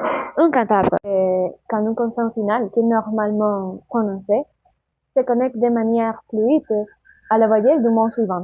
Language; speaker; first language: French; non-native, learner; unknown